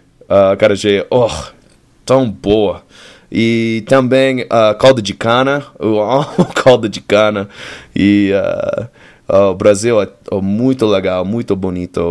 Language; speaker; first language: Portuguese; non-native, learner; English